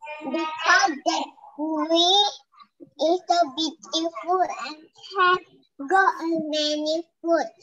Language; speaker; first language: English; non-native, fluent; Indonesian